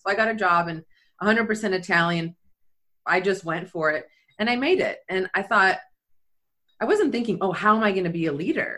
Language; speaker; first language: English; native; English